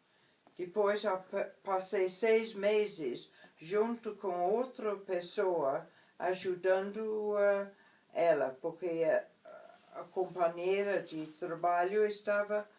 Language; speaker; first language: Portuguese; non-native, fluent; English